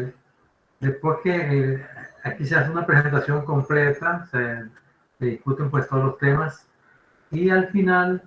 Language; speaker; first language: Spanish; native; Spanish